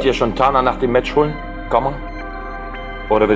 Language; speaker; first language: German; early bilingual, other home language; Albanian